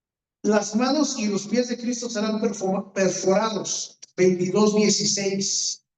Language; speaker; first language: Spanish; native; Spanish